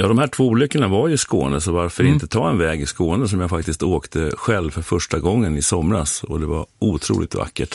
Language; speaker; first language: Swedish; native; Swedish